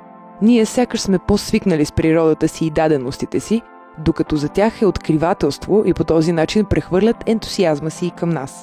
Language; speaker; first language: Bulgarian; native; Bulgarian